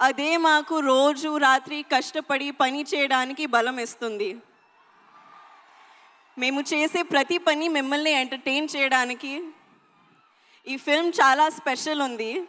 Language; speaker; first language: Telugu; non-native, learner; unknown